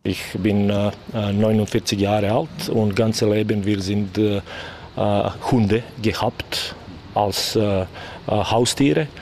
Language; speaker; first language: German; non-native, learner; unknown